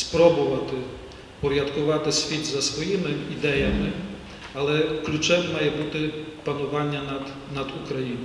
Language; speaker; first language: Ukrainian; native; Ukrainian